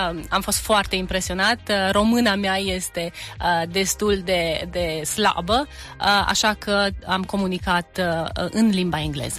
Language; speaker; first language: Romanian; native; Romanian